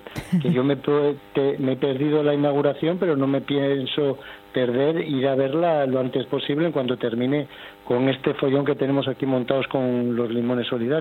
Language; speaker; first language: Spanish; native; Spanish